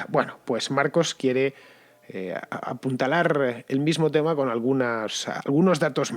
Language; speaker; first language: Spanish; native; Spanish